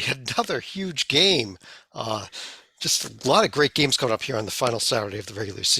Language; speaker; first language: English; native; English